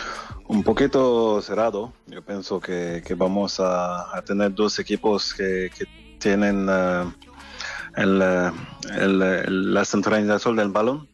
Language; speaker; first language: Spanish; non-native, fluent; French